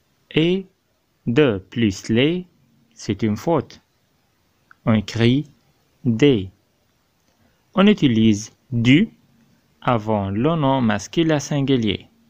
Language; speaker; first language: French; non-native, fluent; Arabic